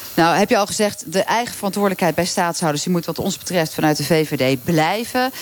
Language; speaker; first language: Dutch; native; Dutch